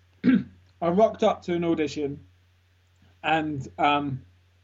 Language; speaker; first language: English; native; English